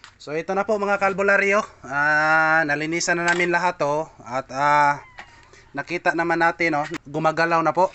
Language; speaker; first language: Filipino; non-native, local second language; Cebuano